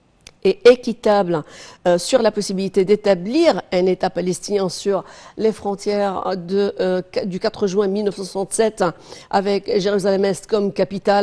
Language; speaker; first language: French; non-native, fluent; Arabic